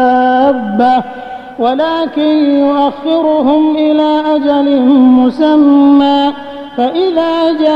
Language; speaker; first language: Arabic; native; Arabic